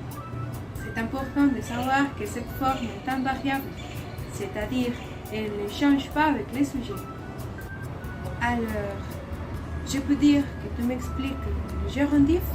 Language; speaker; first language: French; non-native, learner; Spanish